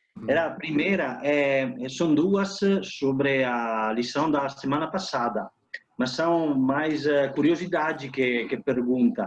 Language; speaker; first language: Portuguese; non-native, fluent; Italian